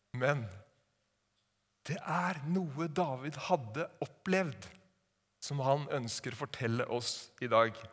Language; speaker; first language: Norwegian; native; Norwegian